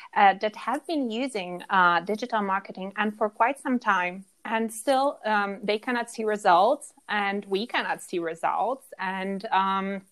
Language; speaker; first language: English; non-native, fluent; Polish